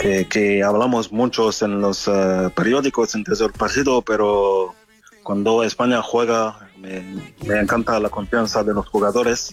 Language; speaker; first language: Spanish; non-native, fluent; French